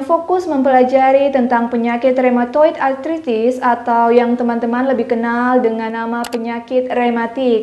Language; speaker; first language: Indonesian; native; Indonesian